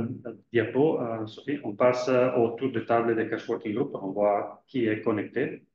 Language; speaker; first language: French; non-native, fluent; Italian